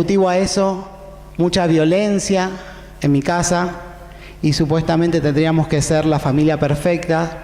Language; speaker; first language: Spanish; native; Spanish